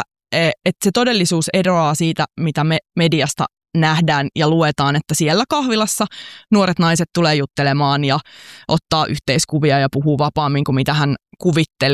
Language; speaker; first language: Finnish; native; Finnish